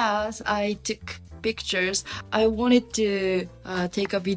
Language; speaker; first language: English; non-native, learner; Japanese